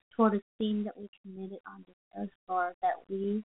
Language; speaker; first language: English; non-native, fluent; Vietnamese